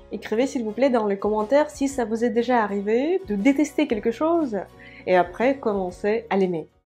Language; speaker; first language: French; non-native, fluent; Russian